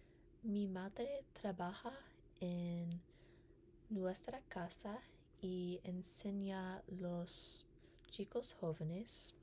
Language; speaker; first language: Spanish; non-native, learner; English